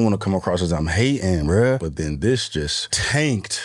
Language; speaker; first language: English; native; English